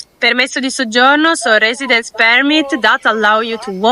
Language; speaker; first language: English; non-native, fluent; Italian